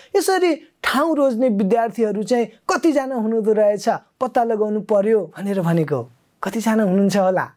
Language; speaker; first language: Nepali; native; Nepali